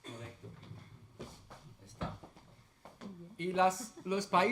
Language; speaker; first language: Spanish; non-native, fluent; German